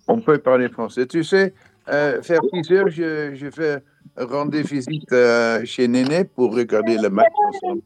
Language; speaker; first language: French; non-native, learner; Dutch